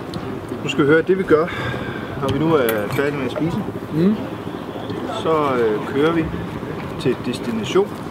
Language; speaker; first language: Danish; native; Danish